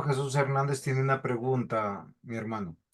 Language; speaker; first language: Spanish; native; Spanish